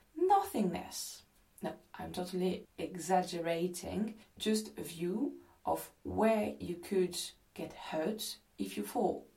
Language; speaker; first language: English; non-native, fluent; French